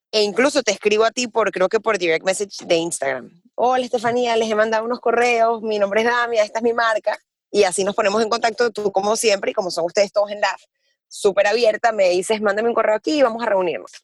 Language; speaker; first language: Spanish; native; Spanish